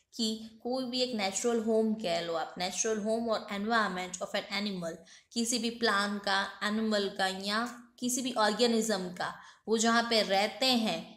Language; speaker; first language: Hindi; non-native, local second language; Gujarati